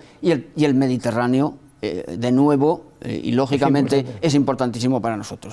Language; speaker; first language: Spanish; native; Spanish